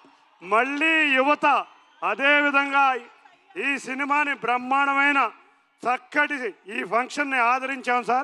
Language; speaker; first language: Telugu; native; Telugu